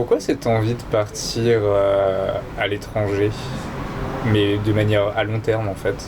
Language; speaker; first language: French; native; French